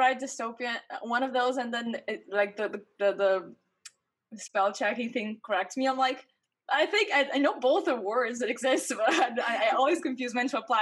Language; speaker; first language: English; non-native, fluent; Portuguese